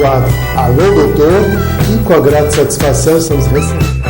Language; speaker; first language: Portuguese; native; Portuguese